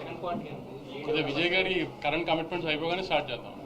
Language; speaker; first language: Telugu; native; Telugu